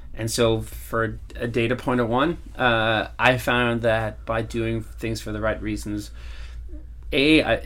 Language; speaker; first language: English; non-native, fluent; Danish